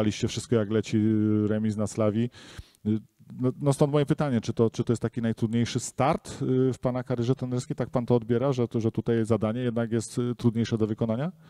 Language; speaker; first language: Polish; native; Polish